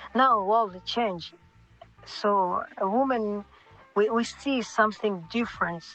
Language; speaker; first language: English; non-native, local second language; Swahili